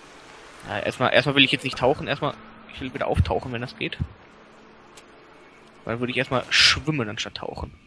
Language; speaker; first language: German; native; German